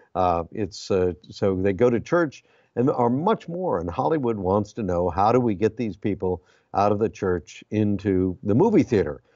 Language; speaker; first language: English; native; English